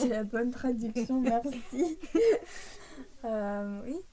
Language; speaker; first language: French; early bilingual, heritage; English